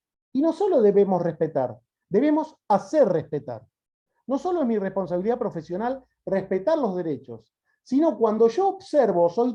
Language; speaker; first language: Spanish; native; Spanish